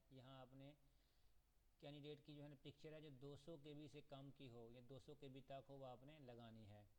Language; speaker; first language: Urdu; non-native, local second language; Punjabi